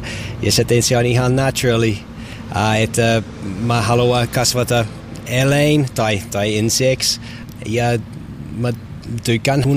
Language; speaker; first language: Finnish; non-native, learner; English